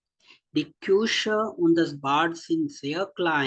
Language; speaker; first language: German; non-native, fluent; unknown